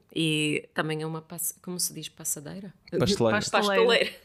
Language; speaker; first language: Portuguese; non-native, fluent; English